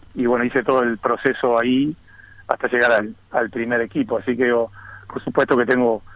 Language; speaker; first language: Spanish; native; Spanish